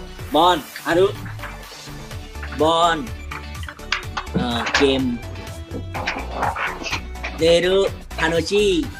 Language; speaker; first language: Japanese; non-native, learner; Thai